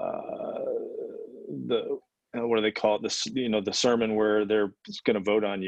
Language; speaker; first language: English; native; English